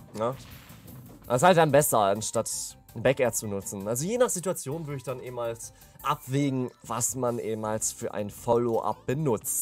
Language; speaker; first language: German; native; German